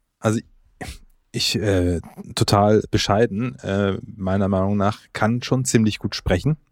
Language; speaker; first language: German; early bilingual, other home language; Croatian